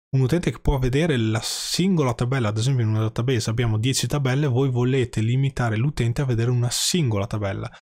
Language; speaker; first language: Italian; native; Italian